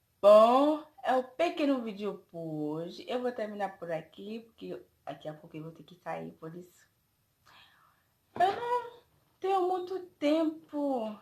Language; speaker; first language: Portuguese; non-native, fluent; Haitian Creole